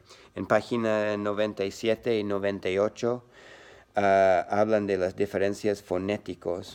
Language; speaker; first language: Spanish; non-native, learner; English